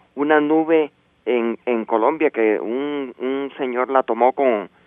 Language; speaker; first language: Spanish; native; Spanish